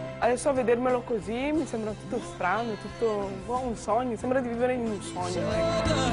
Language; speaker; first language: Italian; early bilingual, other home language; Akan